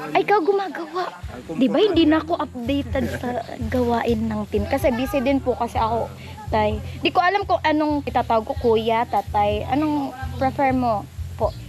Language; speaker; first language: Filipino; non-native, local second language; Bikol